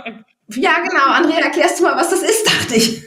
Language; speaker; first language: German; native; German